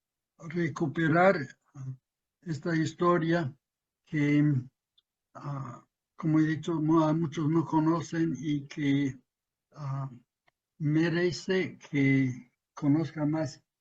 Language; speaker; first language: Spanish; non-native, fluent; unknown